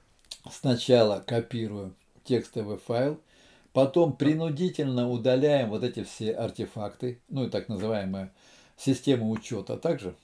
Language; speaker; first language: Russian; native; Russian